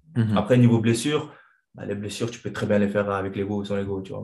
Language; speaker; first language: French; non-native, fluent; Chechen